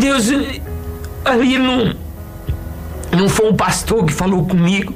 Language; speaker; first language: Portuguese; native; Portuguese